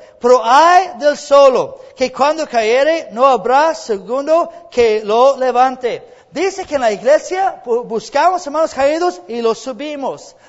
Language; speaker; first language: Spanish; non-native, fluent; English